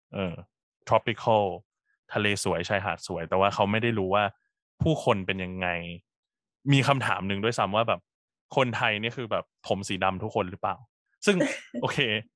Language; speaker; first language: Thai; native; Thai